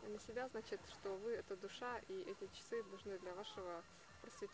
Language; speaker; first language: Russian; native; Russian